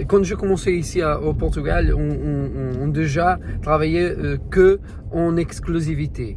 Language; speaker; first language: French; non-native, learner; Portuguese